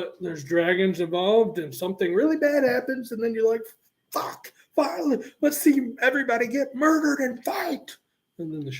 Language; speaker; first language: English; native; English